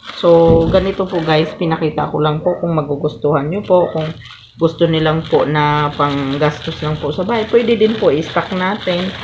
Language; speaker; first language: Filipino; non-native, local second language; Cebuano